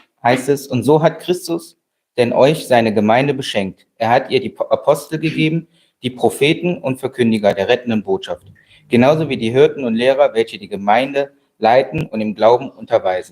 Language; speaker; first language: German; native; German